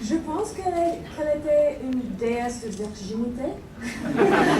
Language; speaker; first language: French; non-native, learner; English